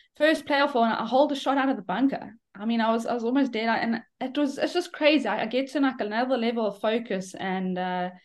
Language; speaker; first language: English; native; English